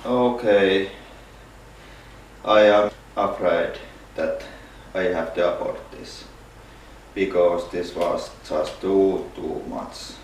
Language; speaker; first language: English; non-native, fluent; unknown